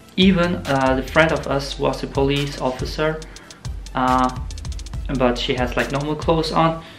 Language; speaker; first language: English; non-native, fluent; Russian